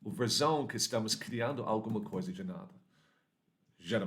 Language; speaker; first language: Portuguese; non-native, learner; English